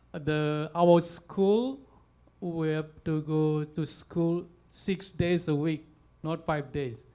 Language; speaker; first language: English; non-native, fluent; Balinese